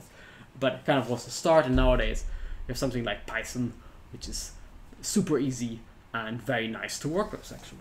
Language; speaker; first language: English; non-native, fluent; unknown